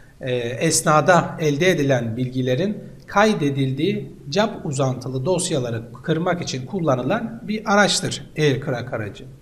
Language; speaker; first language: Turkish; native; Turkish